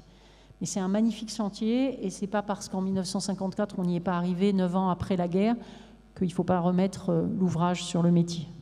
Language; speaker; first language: French; native; French